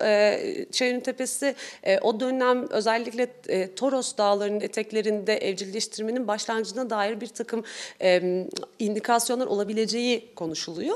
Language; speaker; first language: Turkish; native; Turkish